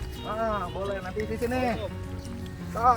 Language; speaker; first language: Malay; non-native, local second language; Sundanese